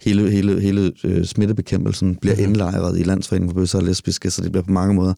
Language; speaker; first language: Danish; native; Danish